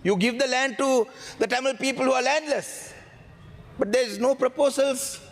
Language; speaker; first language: English; non-native, local second language; Tamil